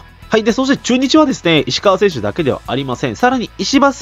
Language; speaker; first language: Japanese; native; Japanese